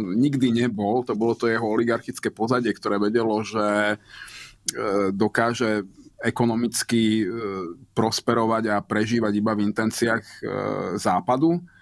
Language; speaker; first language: Slovak; non-native, local second language; Hungarian